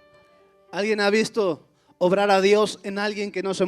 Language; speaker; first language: Spanish; native; Spanish